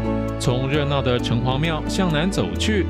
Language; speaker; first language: Chinese; native; Chinese